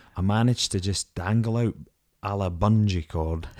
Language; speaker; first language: English; native; English